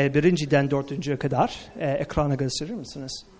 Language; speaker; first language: Turkish; non-native, fluent; English